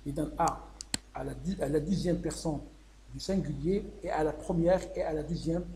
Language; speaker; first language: French; non-native, local second language; Arabic